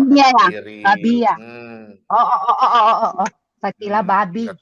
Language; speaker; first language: Indonesian; non-native, learner; Cantonese